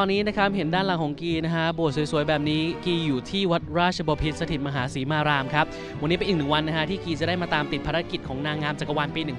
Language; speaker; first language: Thai; native; Thai